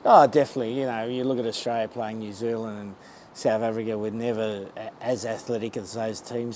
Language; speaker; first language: English; native; English